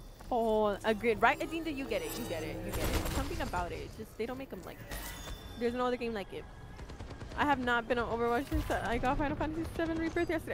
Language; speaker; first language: English; early bilingual, other home language; Spanish